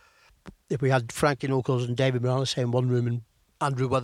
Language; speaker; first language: English; native; English